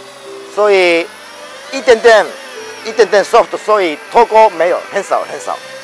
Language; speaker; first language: Chinese; non-native, learner; Japanese